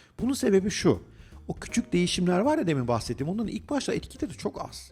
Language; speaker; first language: Turkish; native; Turkish